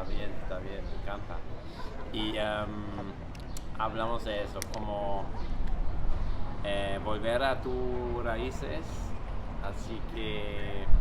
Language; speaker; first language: Spanish; non-native, fluent; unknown